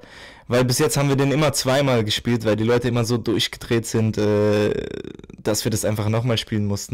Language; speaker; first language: German; native; German